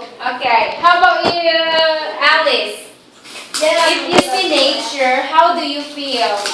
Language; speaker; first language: English; non-native, fluent; Korean